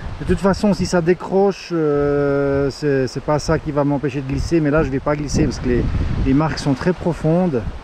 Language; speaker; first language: French; native; French